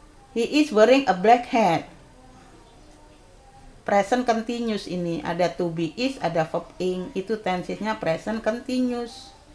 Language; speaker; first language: English; non-native, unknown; Indonesian